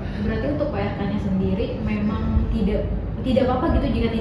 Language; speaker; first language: Indonesian; native; Indonesian